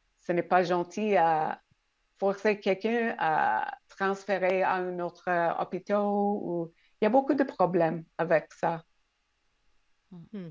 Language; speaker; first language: French; non-native, local second language; English